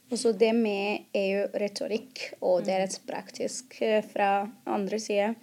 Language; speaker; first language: Norwegian; non-native, fluent; Arabic